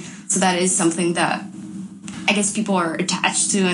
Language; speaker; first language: English; non-native, fluent; French